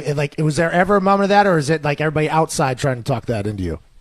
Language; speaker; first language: English; native; English